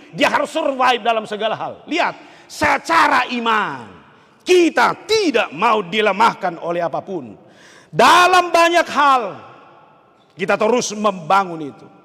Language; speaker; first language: Indonesian; non-native, local second language; Batak Toba